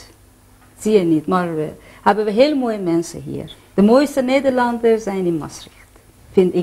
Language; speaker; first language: Dutch; non-native, fluent; Persian